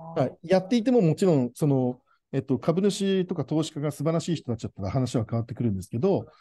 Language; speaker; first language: Japanese; native; Japanese